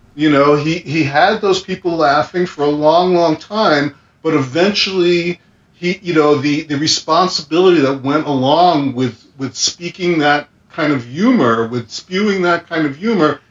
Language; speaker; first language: English; native; English